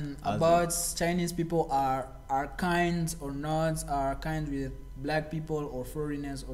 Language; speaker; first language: English; non-native, learner; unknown